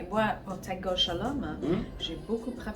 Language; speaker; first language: French; non-native, fluent; English